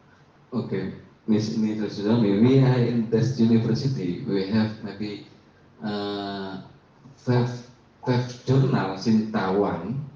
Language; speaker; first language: English; non-native, learner; Indonesian